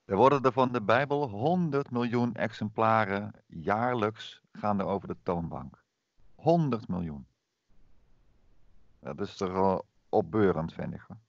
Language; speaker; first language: Dutch; native; Dutch